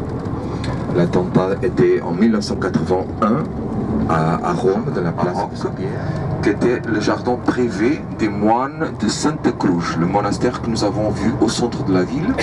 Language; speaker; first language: French; non-native, fluent; Portuguese